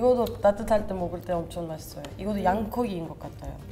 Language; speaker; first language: Korean; non-native, fluent; Turkish